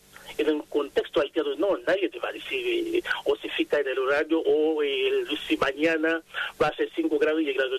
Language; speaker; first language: Spanish; non-native, fluent; Haitian Creole